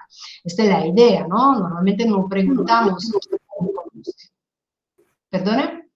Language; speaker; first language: Spanish; non-native, fluent; Italian